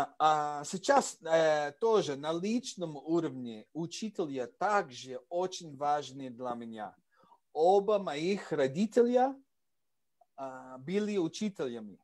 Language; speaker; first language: Russian; non-native, learner; English